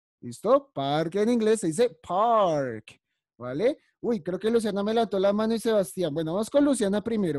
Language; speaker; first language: Spanish; native; Spanish